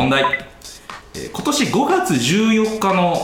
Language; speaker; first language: Japanese; native; Japanese